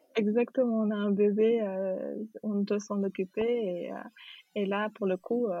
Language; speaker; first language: French; non-native, local second language; Arabic